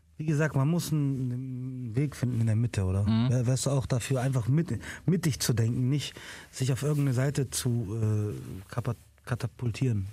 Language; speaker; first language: German; early bilingual, other home language; Arabic